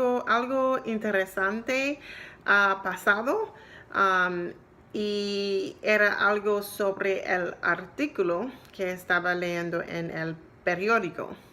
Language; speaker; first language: Spanish; non-native, learner; English